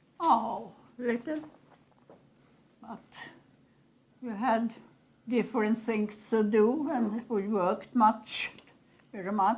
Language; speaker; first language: English; non-native, learner; Swedish